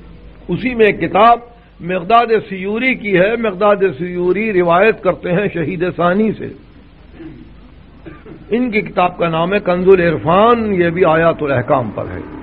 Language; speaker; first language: Urdu; native; Urdu